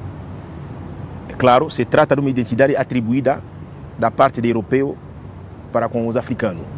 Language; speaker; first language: Portuguese; non-native, fluent; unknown